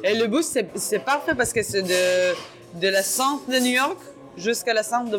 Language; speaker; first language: French; non-native, learner; Hebrew